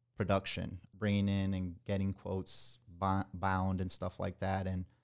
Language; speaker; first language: English; early bilingual, other home language; Spanish